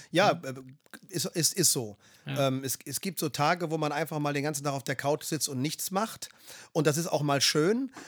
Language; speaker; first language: German; native; German